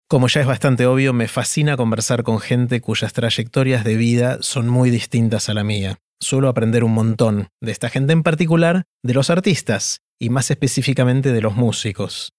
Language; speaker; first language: Spanish; native; Spanish